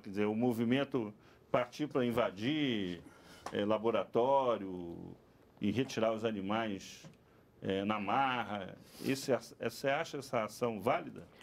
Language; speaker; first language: Portuguese; native; Portuguese